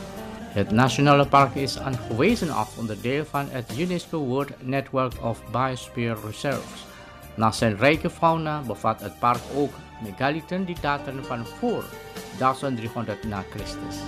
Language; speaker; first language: Dutch; non-native, fluent; Indonesian